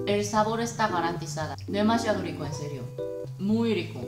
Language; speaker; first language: Spanish; non-native, fluent; Korean